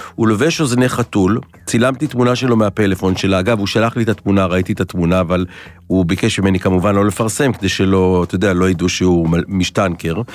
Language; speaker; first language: Hebrew; native; Hebrew